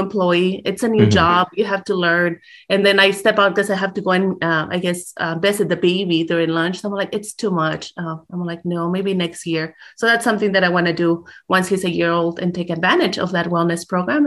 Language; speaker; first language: English; early bilingual, other home language; Spanish